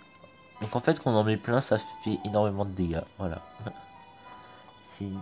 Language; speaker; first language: French; native; French